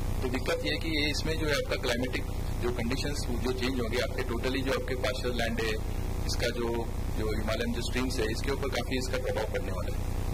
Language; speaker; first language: Hindi; non-native, local second language; Marathi